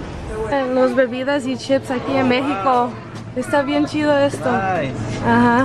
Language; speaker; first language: Spanish; early bilingual, heritage; Spanish